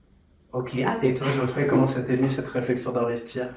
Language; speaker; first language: French; native; French